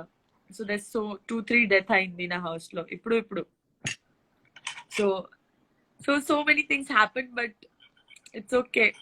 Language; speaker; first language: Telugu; non-native, learner; Gujarati